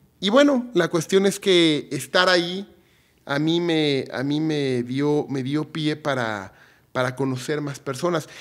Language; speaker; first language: Spanish; native; Spanish